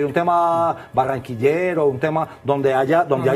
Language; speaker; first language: Spanish; native; Spanish